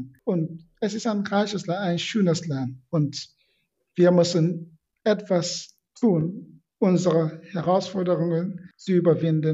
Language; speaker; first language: German; non-native, fluent; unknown